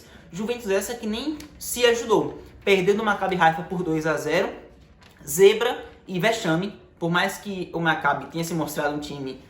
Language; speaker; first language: Portuguese; native; Portuguese